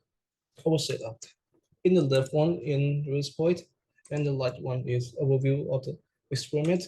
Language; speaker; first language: English; non-native, learner; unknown